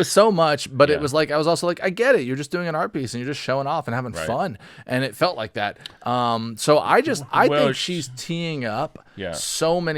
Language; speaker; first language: English; native; English